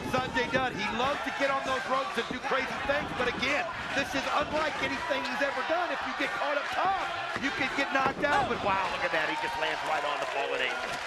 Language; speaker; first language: English; native; English